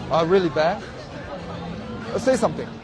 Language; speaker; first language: English; non-native, learner; Korean